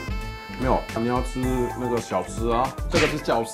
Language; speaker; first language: Chinese; non-native, fluent; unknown